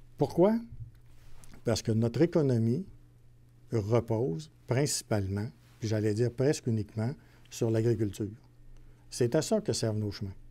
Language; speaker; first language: French; native; French